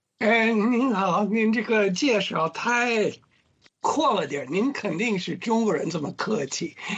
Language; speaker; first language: Chinese; non-native, fluent; English